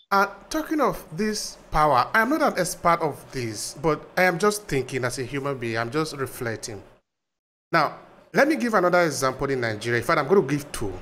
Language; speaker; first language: English; non-native, local second language; Bini